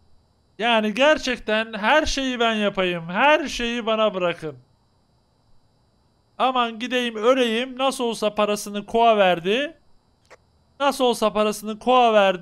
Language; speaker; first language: Turkish; native; Turkish